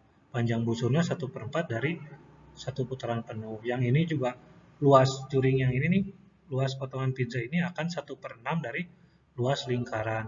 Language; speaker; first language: Indonesian; native; Indonesian